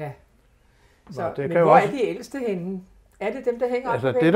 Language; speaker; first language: Danish; native; Danish